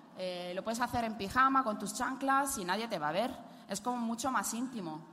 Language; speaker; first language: Spanish; non-native, fluent; Italian